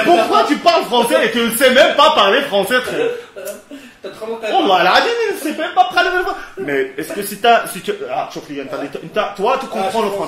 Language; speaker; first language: French; non-native, local second language; Arabic